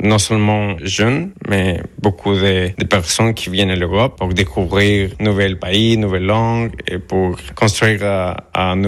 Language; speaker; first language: French; non-native, learner; Spanish